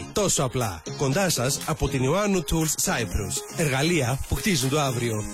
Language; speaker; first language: Greek; native; Greek